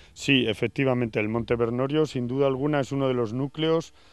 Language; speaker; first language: Spanish; native; Spanish